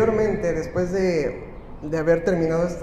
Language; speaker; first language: Spanish; native; Spanish